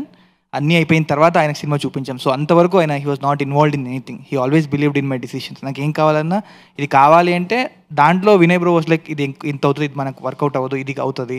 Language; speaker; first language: Telugu; native; Telugu